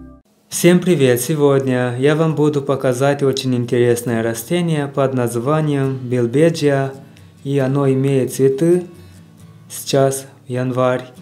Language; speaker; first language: Russian; non-native, learner; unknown